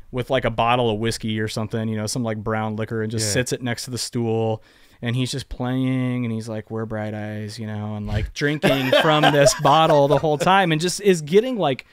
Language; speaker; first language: English; native; English